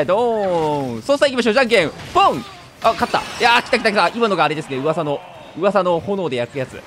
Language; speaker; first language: Japanese; native; Japanese